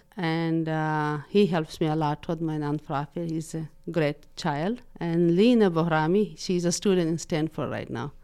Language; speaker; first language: English; non-native, fluent; Persian